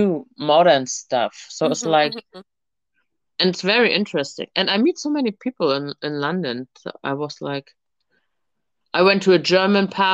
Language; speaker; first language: English; non-native, fluent; German